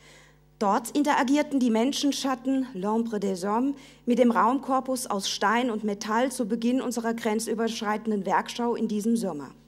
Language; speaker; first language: German; native; German